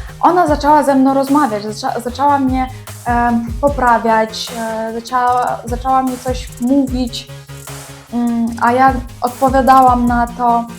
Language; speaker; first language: Polish; non-native, learner; Ukrainian